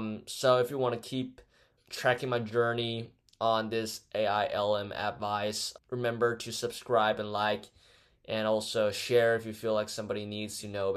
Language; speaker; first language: English; non-native, fluent; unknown